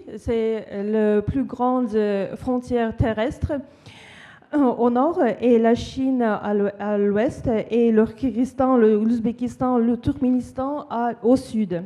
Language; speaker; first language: French; non-native, fluent; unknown